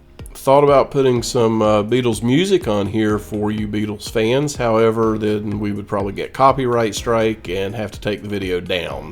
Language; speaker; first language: English; native; English